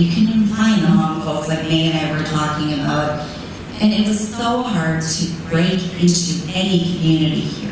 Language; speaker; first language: English; early bilingual, other home language; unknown